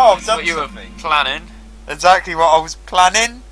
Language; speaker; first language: English; native; English